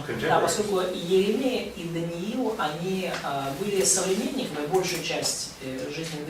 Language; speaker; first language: Russian; native; Russian